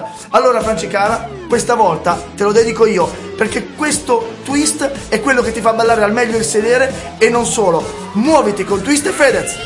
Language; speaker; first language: Italian; native; Italian